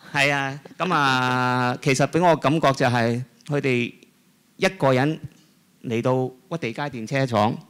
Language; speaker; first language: Cantonese; native; Cantonese